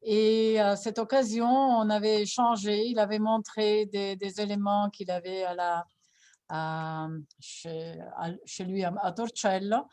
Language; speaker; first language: French; non-native, fluent; Italian